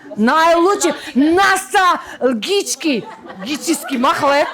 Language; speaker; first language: Russian; non-native, local second language; Kazakh